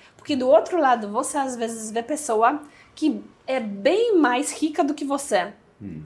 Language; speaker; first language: Portuguese; non-native, fluent; Polish